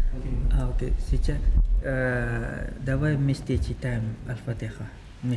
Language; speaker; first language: Russian; non-native, learner; Malay